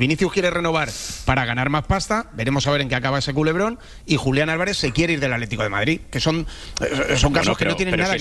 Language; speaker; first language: Spanish; native; Spanish